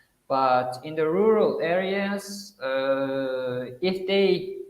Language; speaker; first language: English; non-native, fluent; Uzbek